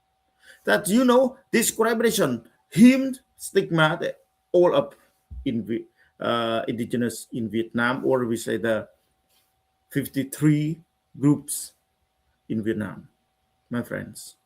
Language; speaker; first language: English; non-native, learner; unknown